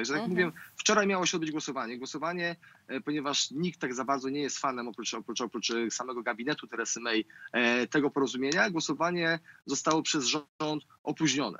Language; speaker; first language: Polish; native; Polish